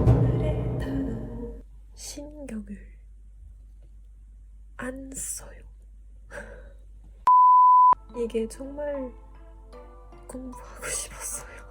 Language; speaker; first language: Korean; non-native, learner; French